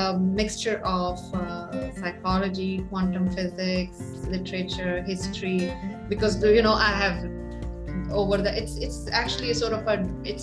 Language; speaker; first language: English; non-native, local second language; Urdu